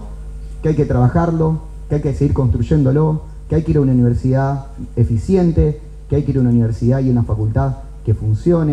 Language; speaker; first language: Spanish; native; Spanish